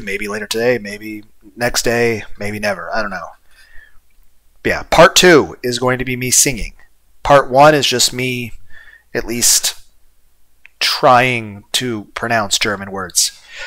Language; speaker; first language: English; native; English